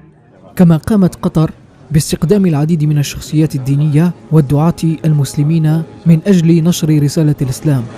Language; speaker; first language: Arabic; native; Arabic